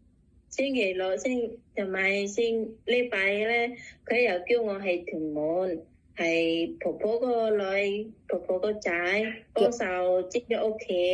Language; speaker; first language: Chinese; non-native, learner; Indonesian